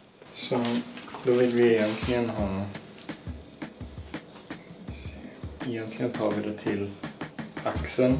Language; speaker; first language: Swedish; native; Swedish